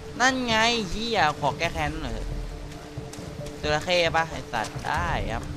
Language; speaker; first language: Thai; native; Thai